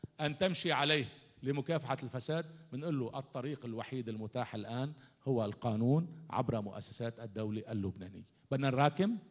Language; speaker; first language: Arabic; native; Arabic